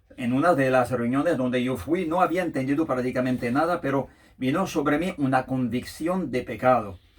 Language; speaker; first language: Spanish; non-native, fluent; French